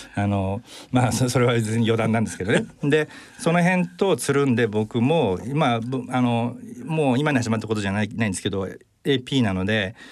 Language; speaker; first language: Japanese; native; Japanese